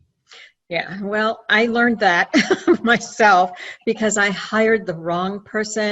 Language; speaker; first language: English; native; English